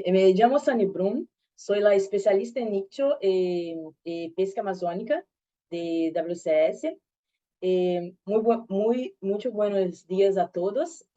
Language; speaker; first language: Spanish; non-native, learner; Portuguese